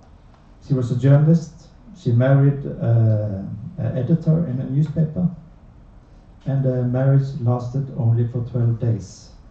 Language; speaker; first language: English; non-native, fluent; Norwegian